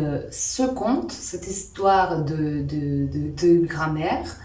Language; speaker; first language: French; non-native, fluent; Spanish